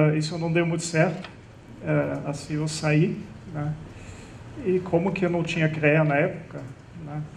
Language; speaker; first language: Portuguese; non-native, fluent; German